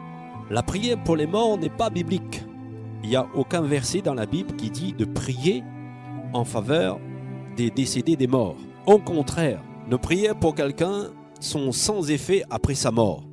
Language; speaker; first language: French; native; French